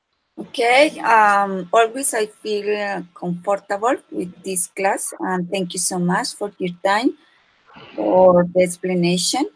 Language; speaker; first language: English; non-native, learner; Spanish